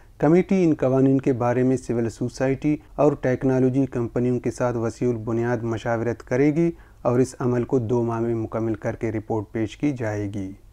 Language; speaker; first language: Urdu; non-native, local second language; Baluchi